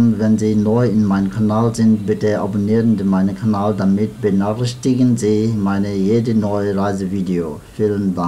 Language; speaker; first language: German; non-native, fluent; Nepali